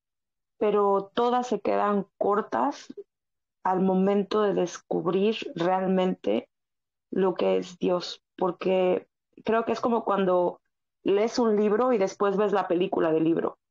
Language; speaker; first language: Spanish; native; Spanish